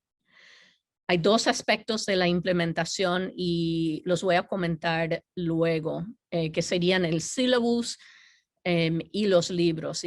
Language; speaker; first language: Spanish; non-native, fluent; English